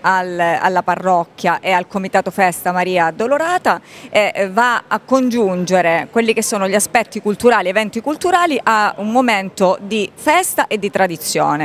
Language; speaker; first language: Italian; native; Italian